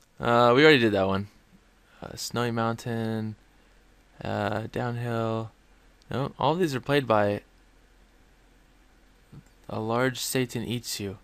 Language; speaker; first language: English; native; English